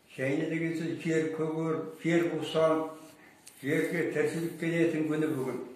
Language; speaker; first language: Kazakh; native; Kazakh